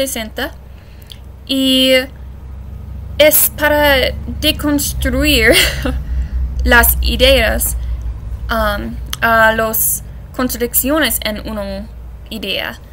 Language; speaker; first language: Spanish; non-native, learner; English